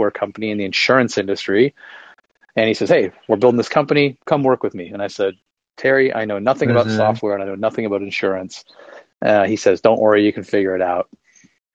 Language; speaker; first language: English; native; English